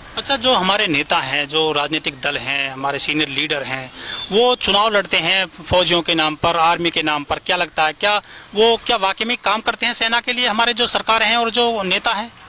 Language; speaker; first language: Hindi; native; Hindi